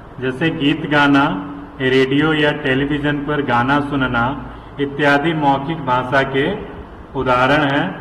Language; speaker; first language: Hindi; native; Hindi